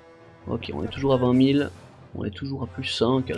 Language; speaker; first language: French; native; French